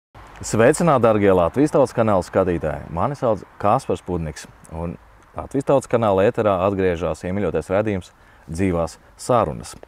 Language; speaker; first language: Latvian; native; Latvian